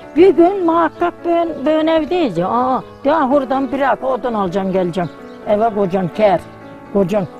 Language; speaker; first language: Turkish; native; Turkish